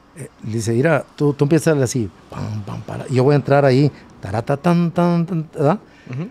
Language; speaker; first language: Spanish; native; Spanish